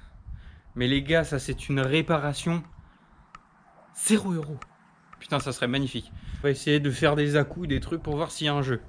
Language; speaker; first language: French; native; French